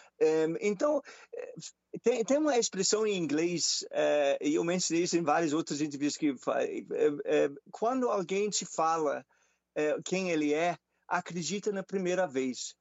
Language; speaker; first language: Portuguese; non-native, fluent; German